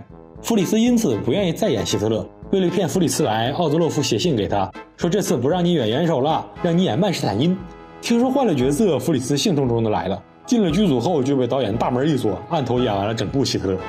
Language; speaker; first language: Chinese; native; Chinese